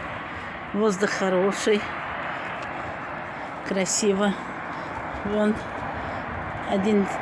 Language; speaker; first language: Russian; non-native, local second language; Tatar